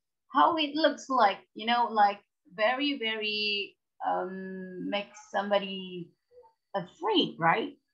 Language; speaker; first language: English; non-native, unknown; Indonesian